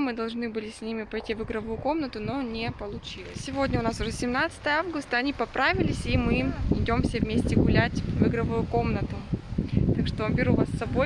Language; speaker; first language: Russian; native; Russian